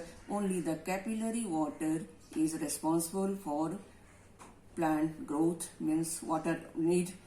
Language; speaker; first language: English; non-native, local second language; Hindi